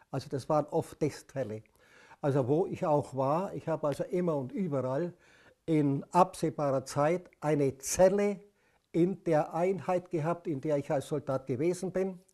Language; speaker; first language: German; native; German